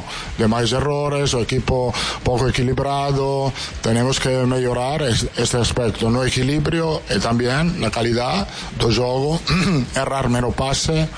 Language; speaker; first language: Portuguese; non-native, fluent; Italian